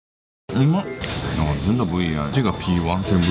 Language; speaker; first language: Chinese; non-native, fluent; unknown